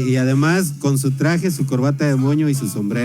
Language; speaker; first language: Spanish; native; Spanish